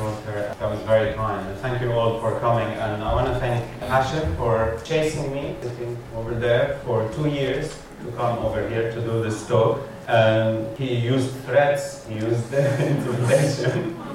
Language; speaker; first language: English; non-native, fluent; Arabic